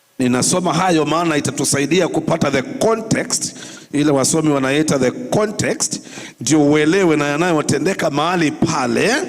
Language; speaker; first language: Swahili; non-native, local second language; Kamba